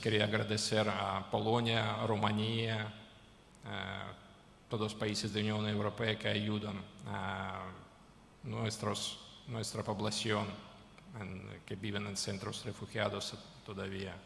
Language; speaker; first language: Spanish; non-native, learner; Ukrainian